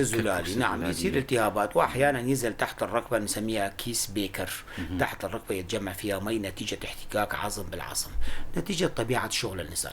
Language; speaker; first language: Arabic; non-native, local second language; Kurdish